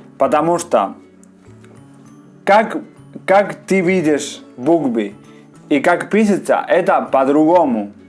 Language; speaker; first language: Russian; non-native, learner; Spanish